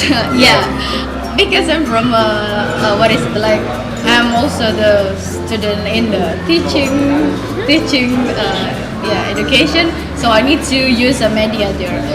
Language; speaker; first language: English; non-native, fluent; Indonesian